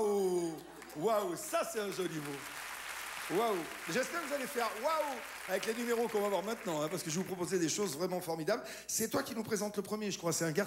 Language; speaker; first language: French; native; French